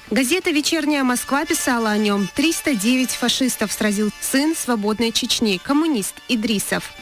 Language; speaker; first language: Russian; non-native, local second language; Chechen